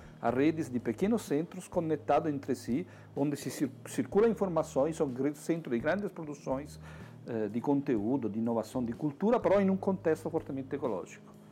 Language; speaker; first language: Portuguese; non-native, fluent; Italian